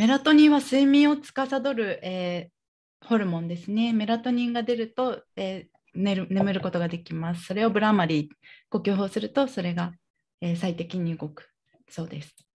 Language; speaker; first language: Japanese; native; Japanese